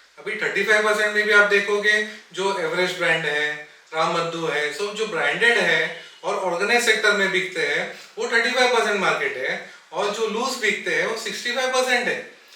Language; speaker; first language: Hindi; non-native, local second language; Marathi